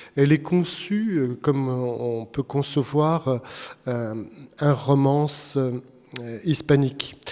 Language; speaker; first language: French; native; French